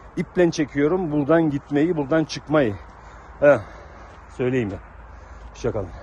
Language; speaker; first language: Turkish; native; Turkish